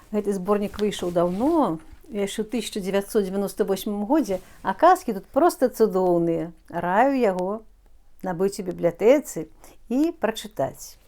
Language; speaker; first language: Belarusian; native; Belarusian